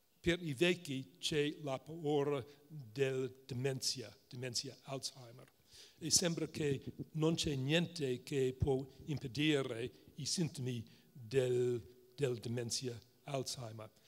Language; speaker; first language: Italian; non-native, fluent; English